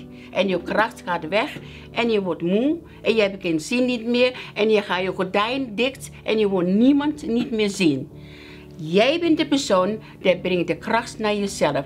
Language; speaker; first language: Dutch; non-native, learner; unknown